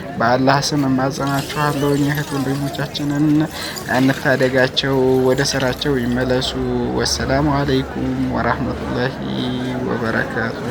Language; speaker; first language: Amharic; native; Amharic